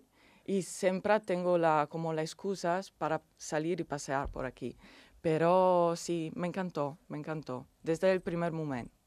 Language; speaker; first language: Spanish; non-native, learner; Italian